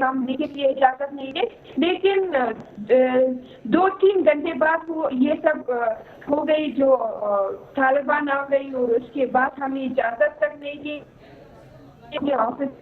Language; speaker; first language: Hindi; non-native, fluent; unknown